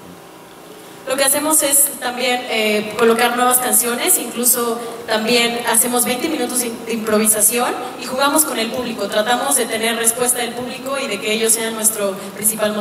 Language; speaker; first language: Spanish; native; Spanish